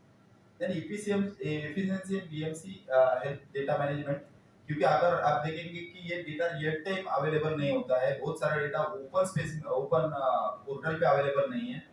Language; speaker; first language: Hindi; non-native, local second language; Marathi